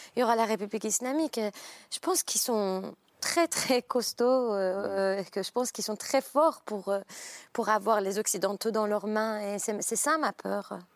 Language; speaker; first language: French; non-native, fluent; Persian